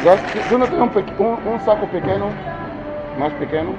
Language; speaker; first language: Spanish; non-native, learner; English